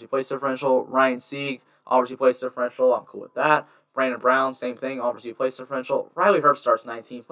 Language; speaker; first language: English; native; English